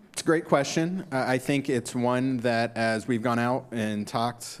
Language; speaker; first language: English; native; English